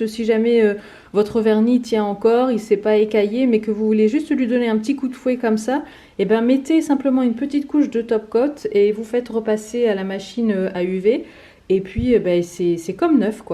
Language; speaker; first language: French; native; French